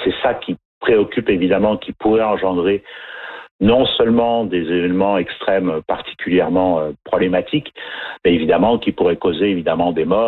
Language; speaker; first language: French; native; French